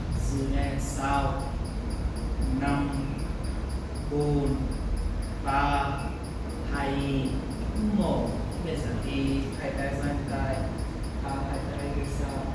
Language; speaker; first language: Vietnamese; non-native, learner; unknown